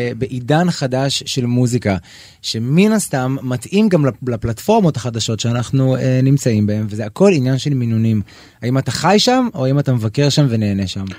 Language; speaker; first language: Hebrew; native; Hebrew